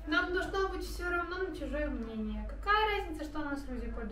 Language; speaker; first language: Russian; native; Russian